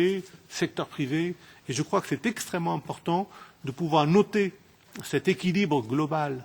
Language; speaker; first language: French; non-native, local second language; Arabic